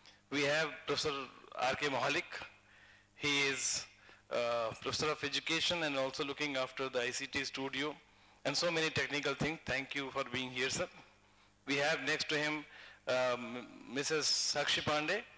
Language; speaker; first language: English; non-native, local second language; Hindi